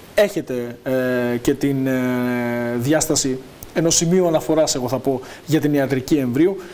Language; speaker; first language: Greek; native; Greek